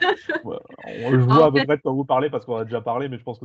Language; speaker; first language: French; native; French